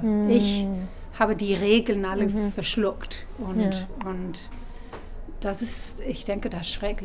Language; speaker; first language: German; non-native, fluent; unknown